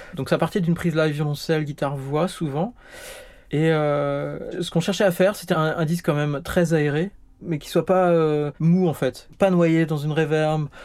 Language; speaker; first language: French; native; French